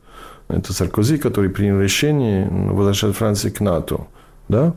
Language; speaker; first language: Russian; non-native, fluent; English